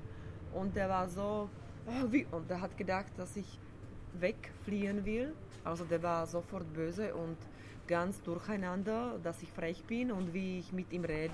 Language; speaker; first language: German; non-native, fluent; Slovak